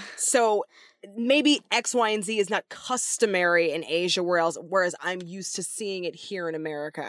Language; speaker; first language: English; native; English